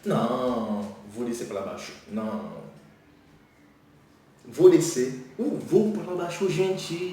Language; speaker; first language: Portuguese; non-native, learner; Haitian Creole